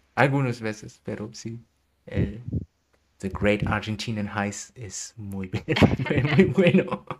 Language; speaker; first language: Spanish; non-native, learner; German